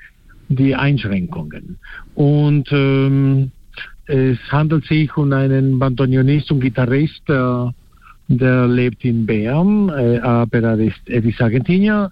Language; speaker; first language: German; non-native, fluent; Spanish